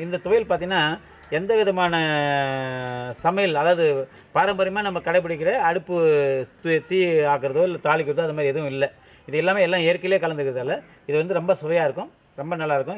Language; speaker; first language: Tamil; native; Tamil